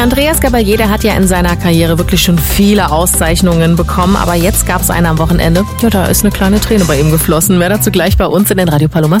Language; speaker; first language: German; native; German